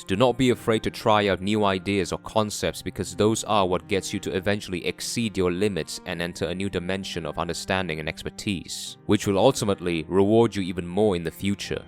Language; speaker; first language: English; non-native, fluent; Korean